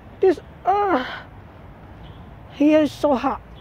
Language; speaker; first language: English; non-native, learner; Indonesian